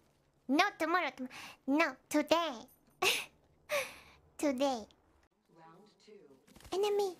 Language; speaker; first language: English; non-native, learner; Japanese